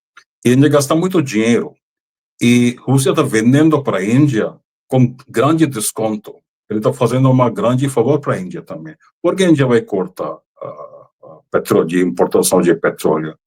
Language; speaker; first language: Portuguese; non-native, fluent; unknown